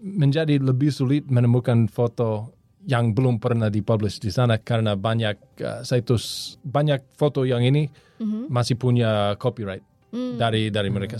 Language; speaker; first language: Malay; non-native, learner; English